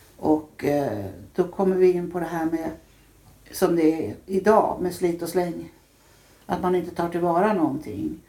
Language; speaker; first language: Swedish; native; Swedish